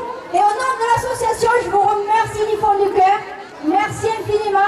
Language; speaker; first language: French; native; French